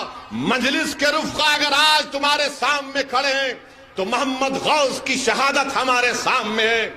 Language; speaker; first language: Urdu; native; Urdu